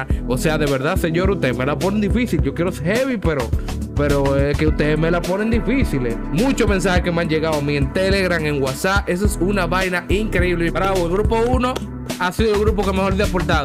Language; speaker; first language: Spanish; native; Spanish